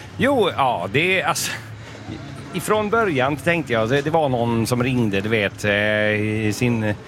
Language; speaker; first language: Swedish; native; Swedish